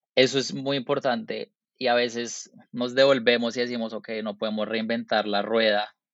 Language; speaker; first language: Spanish; native; Spanish